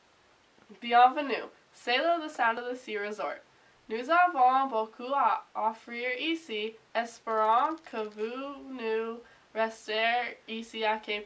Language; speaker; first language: French; non-native, learner; English